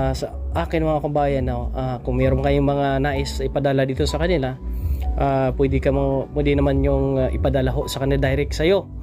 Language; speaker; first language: Filipino; native; Filipino